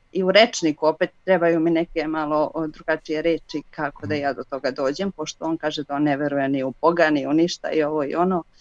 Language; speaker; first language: Serbian; native; Serbian